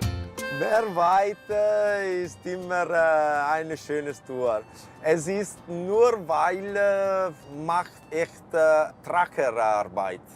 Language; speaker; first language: German; non-native, fluent; Italian